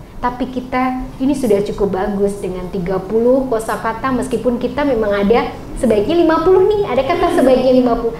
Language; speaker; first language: Indonesian; native; Indonesian